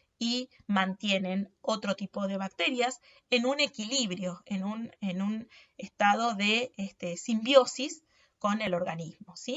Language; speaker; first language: Spanish; native; Spanish